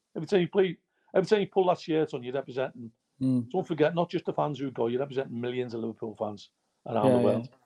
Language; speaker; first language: English; native; English